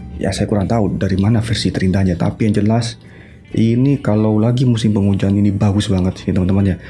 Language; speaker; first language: Indonesian; non-native, local second language; Madurese